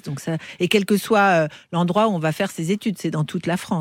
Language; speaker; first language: French; native; French